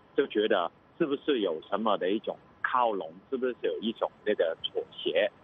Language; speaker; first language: Chinese; non-native, local second language; Cantonese